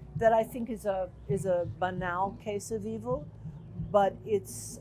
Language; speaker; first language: English; native; English